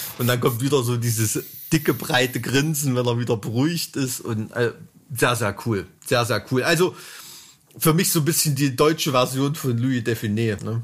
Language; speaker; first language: German; native; German